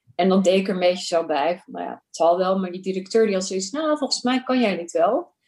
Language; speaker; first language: Dutch; early bilingual, other home language; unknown